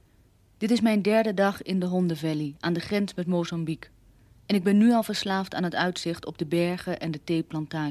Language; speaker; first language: Dutch; native; Dutch